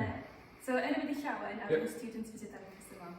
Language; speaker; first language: Welsh; non-native, local second language; English